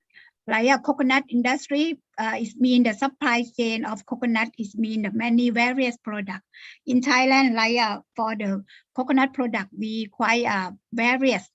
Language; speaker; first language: English; non-native, learner; Thai